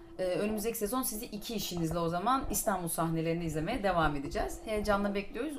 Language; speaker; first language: Turkish; native; Turkish